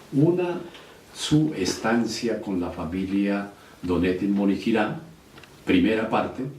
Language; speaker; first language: Spanish; native; Spanish